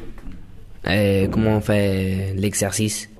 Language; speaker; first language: French; non-native, learner; English